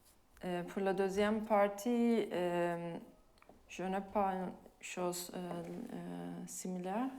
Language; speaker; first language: French; non-native, fluent; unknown